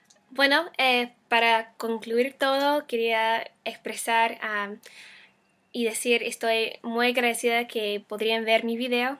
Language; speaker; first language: Spanish; non-native, fluent; English